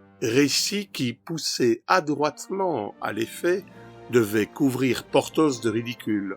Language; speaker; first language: French; native; French